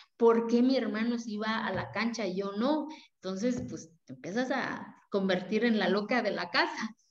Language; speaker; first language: Spanish; non-native, local second language; Zapotec